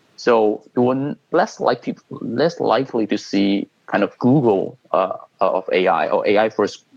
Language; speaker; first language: English; non-native, fluent; Chinese